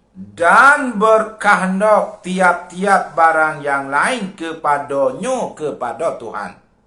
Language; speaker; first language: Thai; non-native, local second language; Malay